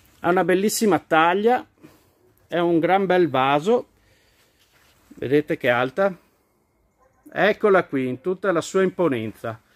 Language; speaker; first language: Italian; native; Italian